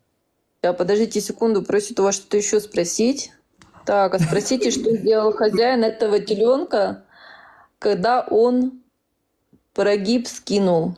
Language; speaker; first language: Russian; native; Russian